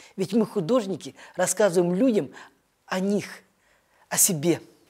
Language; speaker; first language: Russian; native; Russian